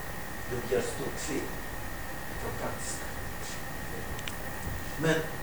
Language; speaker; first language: Swedish; non-native, fluent; Russian